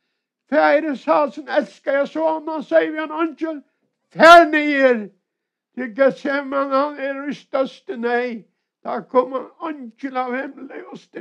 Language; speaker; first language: Swedish; non-native, learner; Faroese